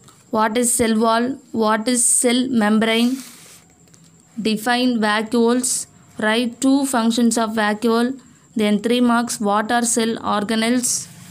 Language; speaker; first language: English; non-native, local second language; Tamil